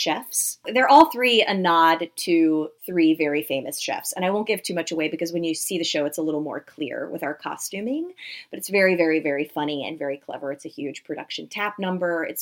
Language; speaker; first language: English; native; English